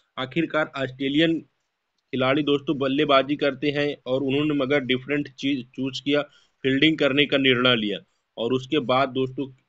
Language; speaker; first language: Hindi; native; Hindi